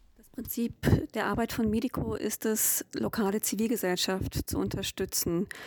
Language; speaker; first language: German; native; German